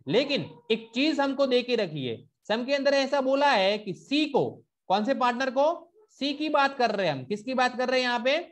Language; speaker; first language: Hindi; non-native, local second language; Gujarati